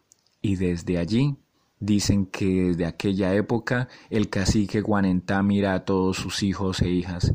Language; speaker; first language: Spanish; native; Spanish